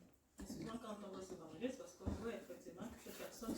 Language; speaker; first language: French; native; French